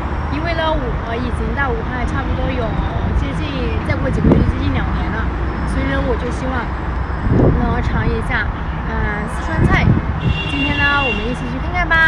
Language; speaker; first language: Chinese; non-native, fluent; French